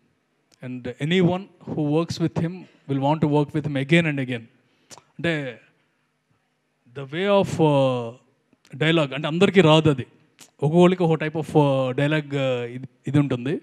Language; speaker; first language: Telugu; native; Telugu